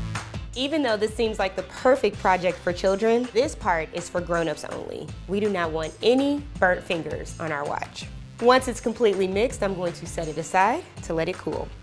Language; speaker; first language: English; native; English